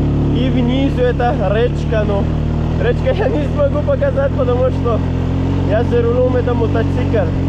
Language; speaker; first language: Russian; non-native, learner; Pashto